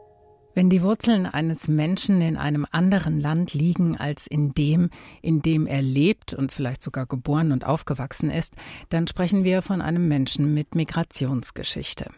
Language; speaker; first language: German; native; German